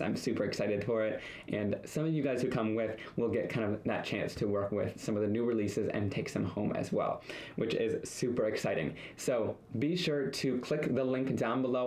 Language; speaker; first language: English; native; English